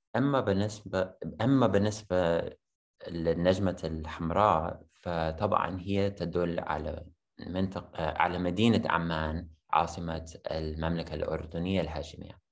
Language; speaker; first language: Arabic; non-native, fluent; English